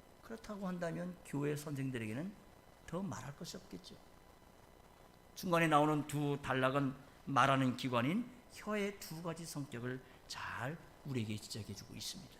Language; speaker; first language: Korean; native; Korean